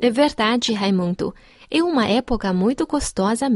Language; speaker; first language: Portuguese; non-native, fluent; Chinese